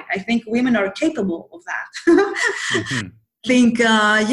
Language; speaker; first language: English; non-native, fluent; Greek